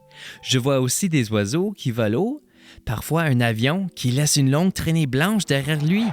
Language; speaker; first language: French; native; French